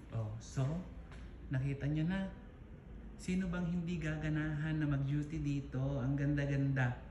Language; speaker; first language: Filipino; non-native, local second language; Cebuano